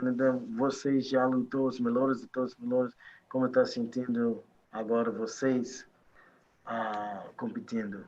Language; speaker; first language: Portuguese; non-native, fluent; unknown